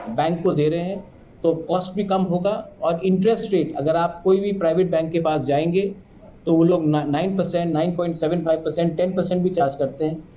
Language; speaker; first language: Hindi; non-native, local second language; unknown